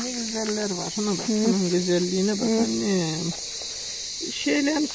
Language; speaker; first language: Turkish; native; Turkish